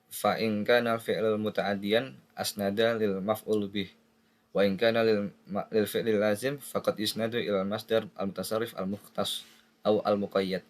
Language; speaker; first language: Arabic; non-native, learner; Indonesian